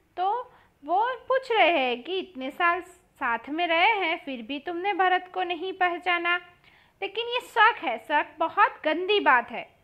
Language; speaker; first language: Hindi; non-native, local second language; Gujarati